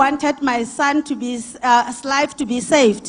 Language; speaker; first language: English; non-native, local second language; Northern Sotho